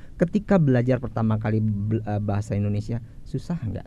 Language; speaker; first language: Indonesian; native; Indonesian